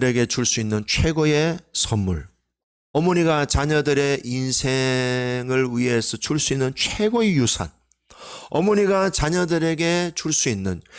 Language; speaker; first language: Korean; native; Korean